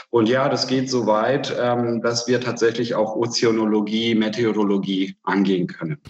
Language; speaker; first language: German; non-native, fluent; Hungarian